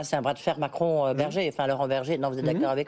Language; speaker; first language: French; native; French